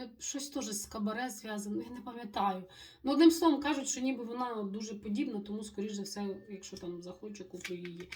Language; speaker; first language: Ukrainian; non-native, local second language; Russian